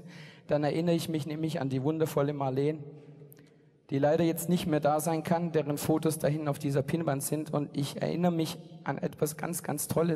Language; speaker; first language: German; native; German